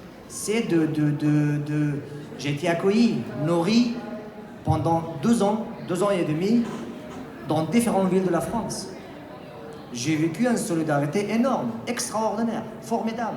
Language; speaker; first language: French; non-native, fluent; Persian